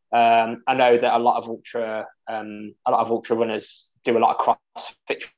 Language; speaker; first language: English; native; English